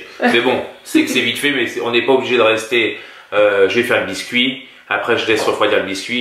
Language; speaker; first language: French; native; French